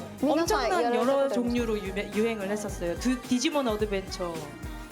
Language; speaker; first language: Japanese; non-native, learner; Korean